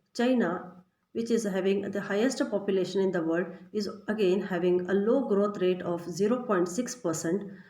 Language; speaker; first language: English; non-native, local second language; Kannada